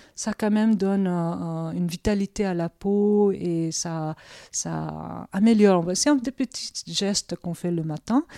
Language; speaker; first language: French; early bilingual, other home language; Korean